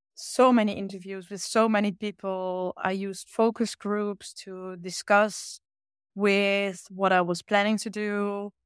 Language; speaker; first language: English; non-native, fluent; Dutch